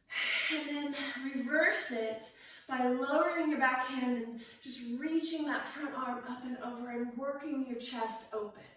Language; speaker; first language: English; native; English